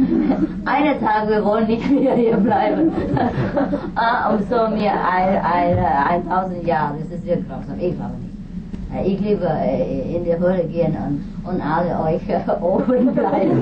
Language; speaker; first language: German; non-native, learner; Vietnamese